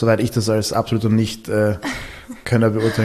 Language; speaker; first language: German; native; German